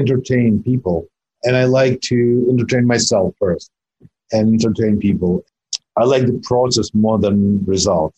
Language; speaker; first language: English; non-native, fluent; Russian